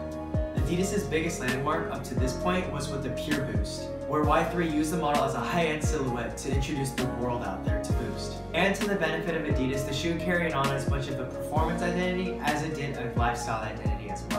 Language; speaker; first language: English; native; English